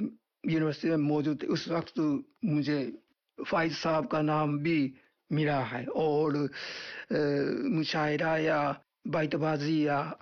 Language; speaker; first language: Urdu; non-native, fluent; Japanese